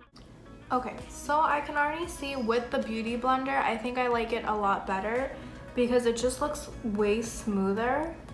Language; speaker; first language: English; native; English